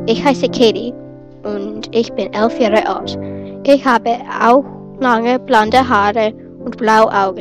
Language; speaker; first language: German; non-native, learner; English